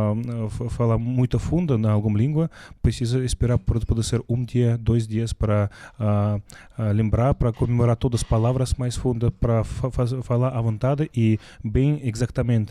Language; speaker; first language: Portuguese; non-native, learner; Russian